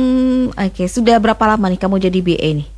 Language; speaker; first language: Indonesian; native; Indonesian